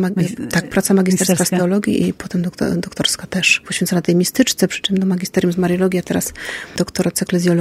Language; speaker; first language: Polish; native; Polish